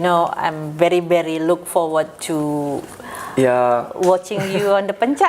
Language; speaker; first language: English; non-native, fluent; Indonesian